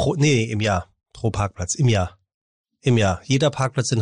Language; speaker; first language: German; native; German